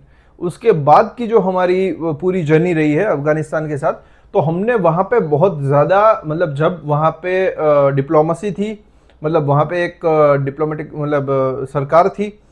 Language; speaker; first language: Hindi; non-native, local second language; Gujarati